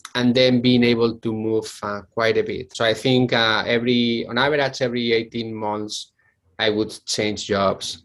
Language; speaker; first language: English; non-native, fluent; Spanish